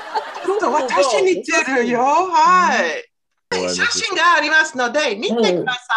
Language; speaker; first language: Japanese; non-native, learner; English